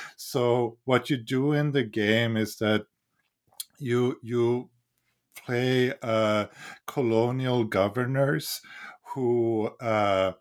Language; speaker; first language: English; non-native, fluent; Swedish